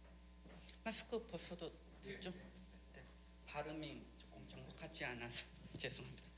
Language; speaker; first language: Korean; non-native, learner; Khmer